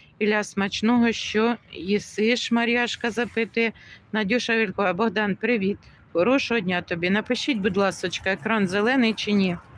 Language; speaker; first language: Ukrainian; native; Ukrainian